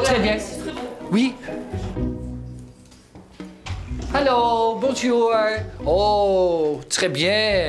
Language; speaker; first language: French; non-native, learner; Dutch